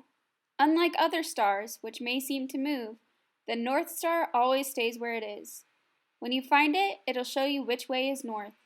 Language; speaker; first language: English; native; English